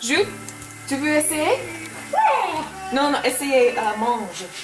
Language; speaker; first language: French; non-native, learner; English